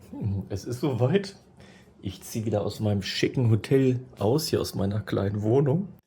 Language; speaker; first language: German; native; German